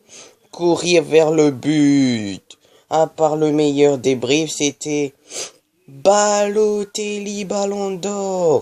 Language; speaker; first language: French; native; French